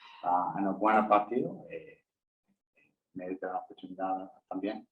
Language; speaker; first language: Spanish; non-native, learner; English